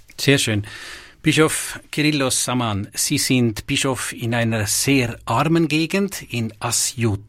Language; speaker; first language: German; native; German